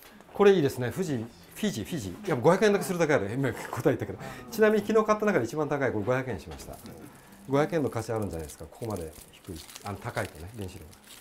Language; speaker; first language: Japanese; native; Japanese